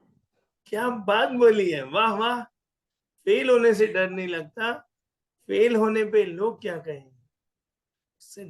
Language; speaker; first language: Hindi; native; Hindi